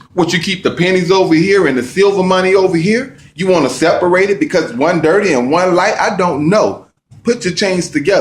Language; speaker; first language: English; native; English